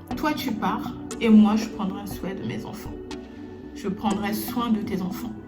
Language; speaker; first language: French; non-native, local second language; Lingala